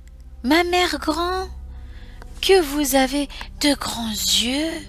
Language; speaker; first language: French; native; French